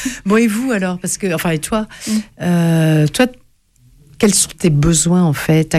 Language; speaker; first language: French; native; French